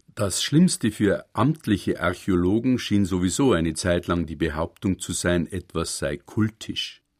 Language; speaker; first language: German; native; German